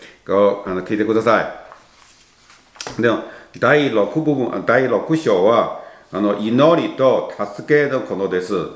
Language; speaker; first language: Japanese; non-native, learner; Chinese